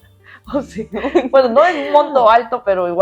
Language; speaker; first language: Spanish; non-native, learner; Korean